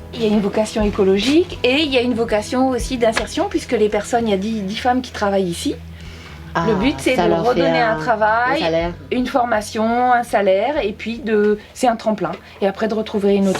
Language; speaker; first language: French; native; French